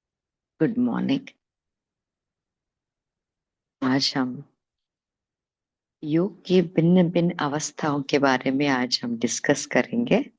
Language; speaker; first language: Hindi; non-native, local second language; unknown